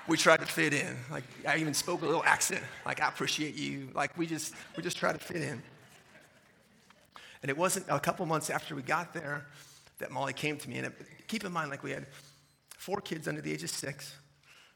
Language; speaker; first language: English; native; English